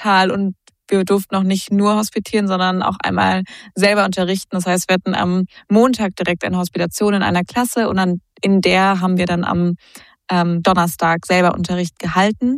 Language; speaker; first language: German; native; German